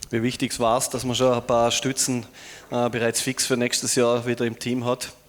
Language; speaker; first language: German; native; German